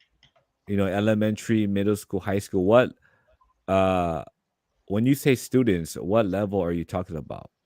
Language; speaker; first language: English; non-native, fluent; Korean